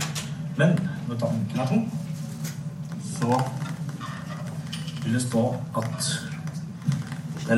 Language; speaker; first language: Norwegian; native; Norwegian